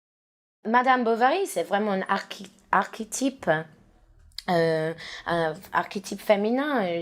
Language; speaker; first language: French; non-native, learner; English